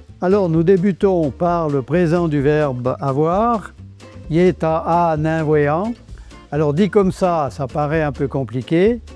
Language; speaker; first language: French; native; French